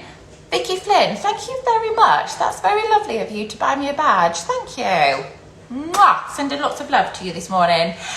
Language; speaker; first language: English; native; English